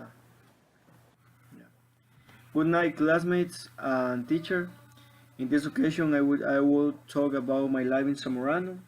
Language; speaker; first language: English; non-native, learner; Spanish